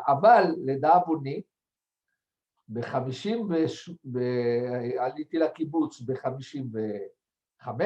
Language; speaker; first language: Hebrew; non-native, fluent; French